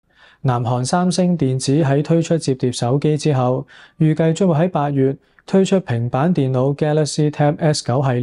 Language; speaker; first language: Cantonese; native; Cantonese